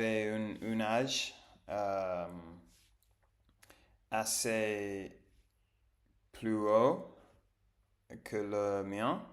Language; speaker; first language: French; non-native, learner; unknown